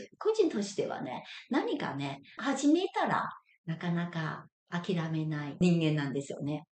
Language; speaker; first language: Japanese; non-native, fluent; Chinese